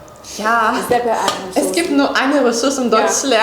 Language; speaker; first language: German; non-native, fluent; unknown